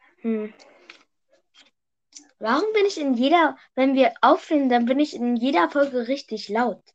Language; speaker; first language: German; early bilingual, other home language; Vietnamese